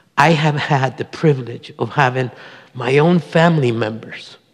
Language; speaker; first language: English; early bilingual, other home language; Spanish